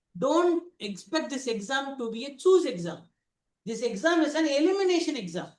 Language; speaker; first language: English; non-native, local second language; Tamil